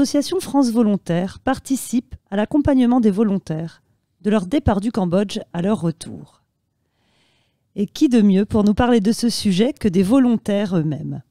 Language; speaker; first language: French; native; French